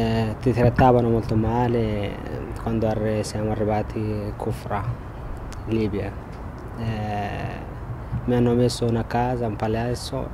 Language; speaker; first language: Italian; non-native, learner; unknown